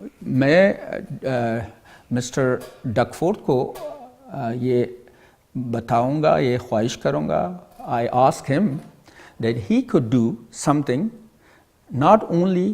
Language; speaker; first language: Hindi; non-native, fluent; Pashto